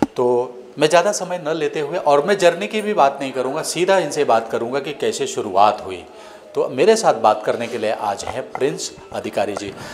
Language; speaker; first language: Hindi; native; Hindi